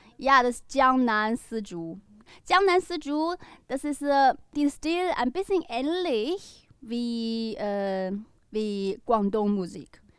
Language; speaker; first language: German; non-native, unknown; Chinese